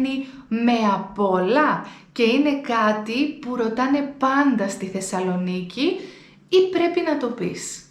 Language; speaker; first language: Greek; native; Greek